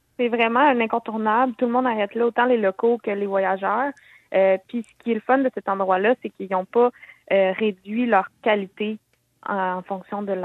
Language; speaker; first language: French; native; French